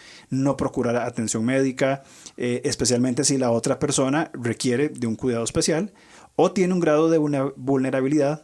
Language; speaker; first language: Spanish; native; Spanish